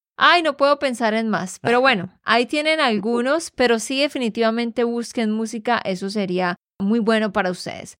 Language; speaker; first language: Spanish; native; Spanish